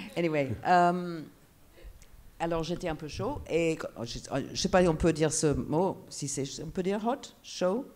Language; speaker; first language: French; non-native, fluent; English